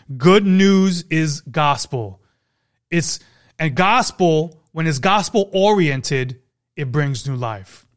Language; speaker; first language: English; native; English